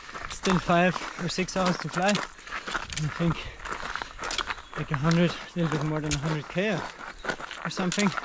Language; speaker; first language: English; non-native, fluent; German